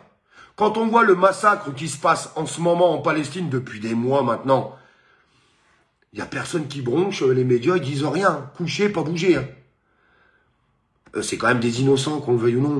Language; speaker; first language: French; native; French